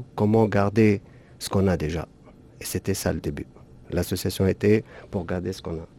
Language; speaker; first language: French; non-native, local second language; Arabic